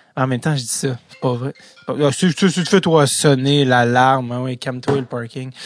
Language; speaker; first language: French; native; French